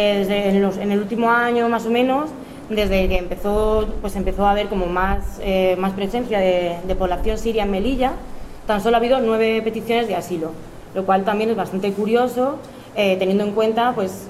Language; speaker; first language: Spanish; native; Spanish